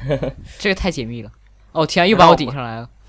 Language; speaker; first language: Chinese; native; Chinese